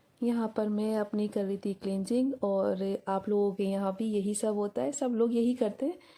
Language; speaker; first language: Urdu; native; Urdu